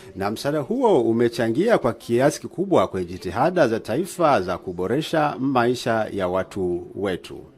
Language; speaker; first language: Swahili; native; Swahili